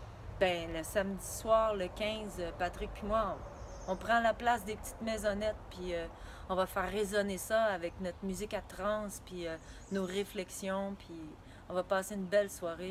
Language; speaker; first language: French; native; French